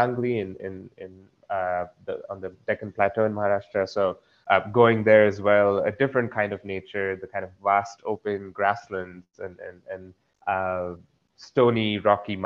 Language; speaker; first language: English; non-native, local second language; Marathi